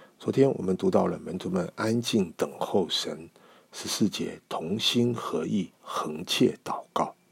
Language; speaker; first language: Chinese; native; Chinese